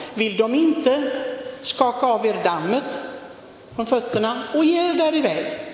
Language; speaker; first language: Swedish; non-native, fluent; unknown